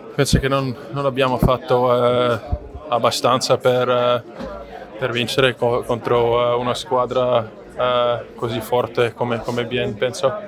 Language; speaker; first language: Italian; non-native, learner; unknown